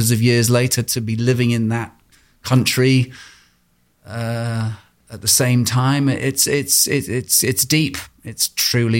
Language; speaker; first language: English; native; English